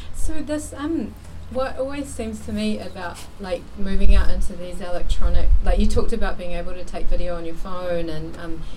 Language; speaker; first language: English; native; English